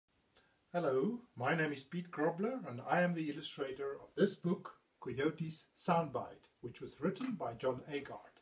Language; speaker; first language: English; non-native, fluent; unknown